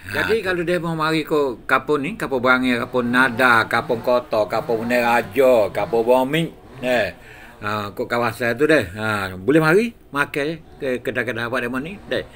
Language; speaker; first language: Malay; native; Malay